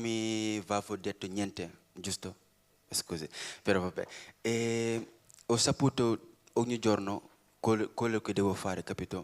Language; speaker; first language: Italian; non-native, learner; Wolof